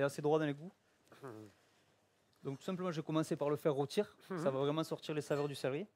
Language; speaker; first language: French; native; French